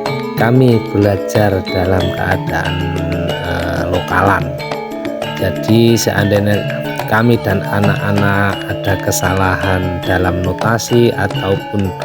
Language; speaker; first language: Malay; non-native, local second language; Javanese